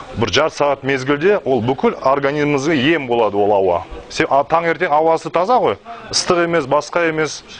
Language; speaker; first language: Kazakh; non-native, local second language; Russian